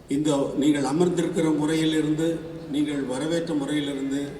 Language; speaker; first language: Tamil; native; Tamil